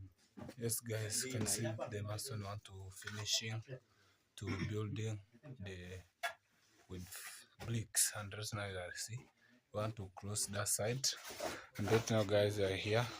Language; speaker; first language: English; non-native, learner; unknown